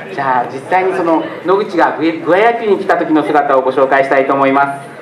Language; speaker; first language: Japanese; native; Japanese